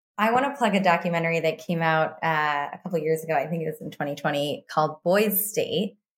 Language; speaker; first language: English; native; English